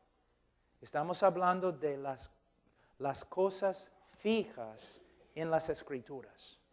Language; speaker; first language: Spanish; non-native, fluent; English